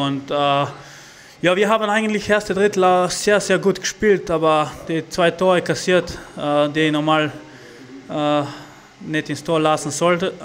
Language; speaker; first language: German; non-native, fluent; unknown